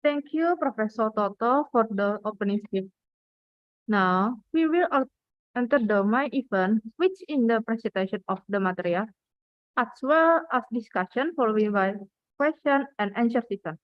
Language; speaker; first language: English; non-native, fluent; Indonesian